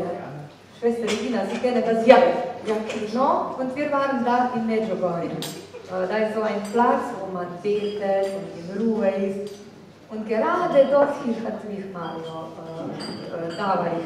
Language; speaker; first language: German; non-native, fluent; Slovenian